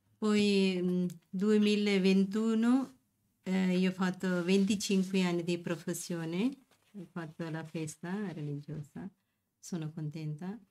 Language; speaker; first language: Italian; non-native, learner; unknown